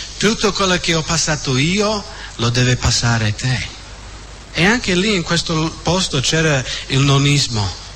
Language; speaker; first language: Italian; non-native, fluent; English